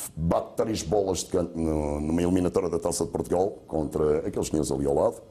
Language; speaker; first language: Portuguese; native; Portuguese